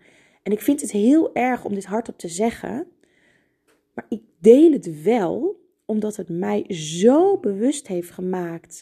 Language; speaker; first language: Dutch; native; Dutch